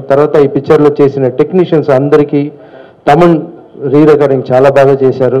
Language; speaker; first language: Telugu; non-native, local second language; Tamil